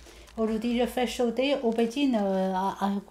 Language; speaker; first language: French; non-native, learner; Chinese